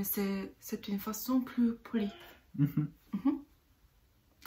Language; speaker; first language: French; non-native, learner; Korean